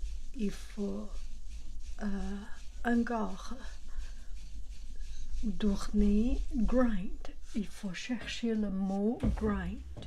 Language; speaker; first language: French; non-native, learner; Chinese